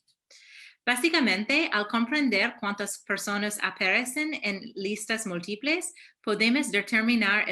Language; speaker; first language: Spanish; early bilingual, heritage; Spanish